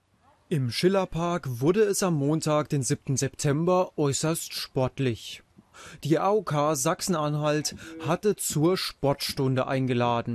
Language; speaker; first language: German; native; German